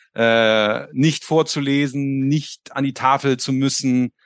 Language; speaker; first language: German; native; German